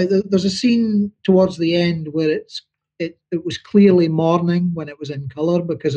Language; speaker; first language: English; native; English